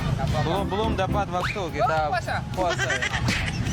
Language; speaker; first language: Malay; non-native, learner; English